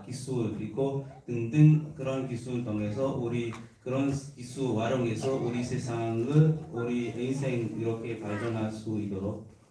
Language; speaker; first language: Korean; non-native, learner; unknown